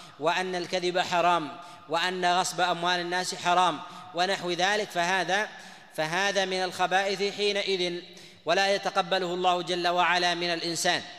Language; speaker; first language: Arabic; native; Arabic